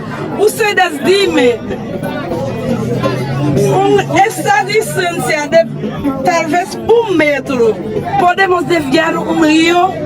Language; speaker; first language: Spanish; non-native, fluent; Haitian Creole